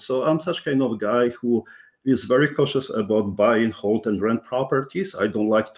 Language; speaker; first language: English; non-native, fluent; Polish